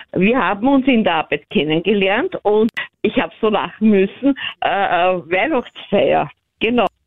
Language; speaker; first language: German; native; German